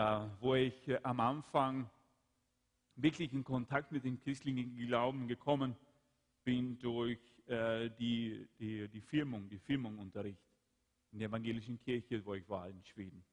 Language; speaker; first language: German; non-native, fluent; Swedish